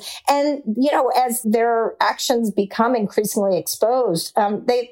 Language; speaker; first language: English; native; English